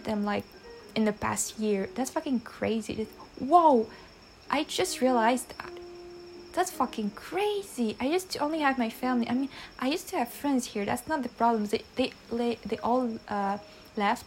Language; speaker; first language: English; non-native, fluent; French